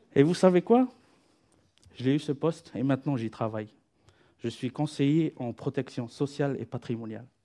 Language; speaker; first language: French; non-native, fluent; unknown